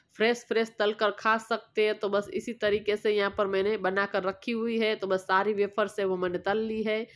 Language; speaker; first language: Hindi; non-native, local second language; Gujarati